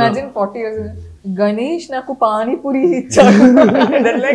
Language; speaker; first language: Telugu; non-native, fluent; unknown